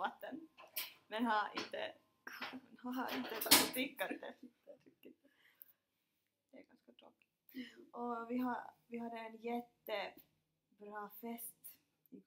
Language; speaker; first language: Swedish; non-native, fluent; Finnish